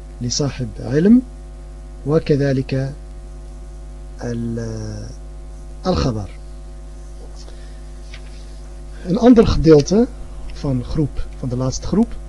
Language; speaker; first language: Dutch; early bilingual, other home language; Arabic